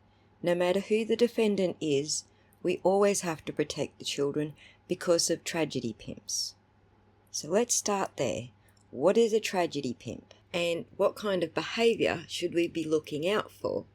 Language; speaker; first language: English; native; English